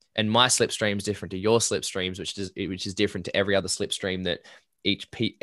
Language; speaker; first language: English; native; English